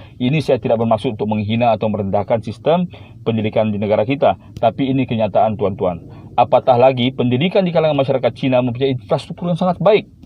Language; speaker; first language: Malay; native; Malay